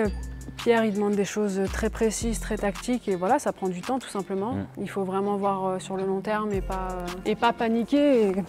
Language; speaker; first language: French; native; French